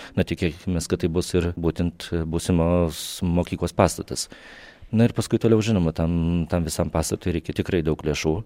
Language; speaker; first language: Lithuanian; native; Lithuanian